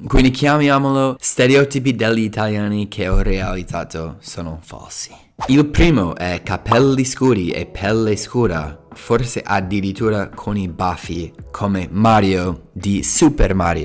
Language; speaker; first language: Italian; non-native, fluent; English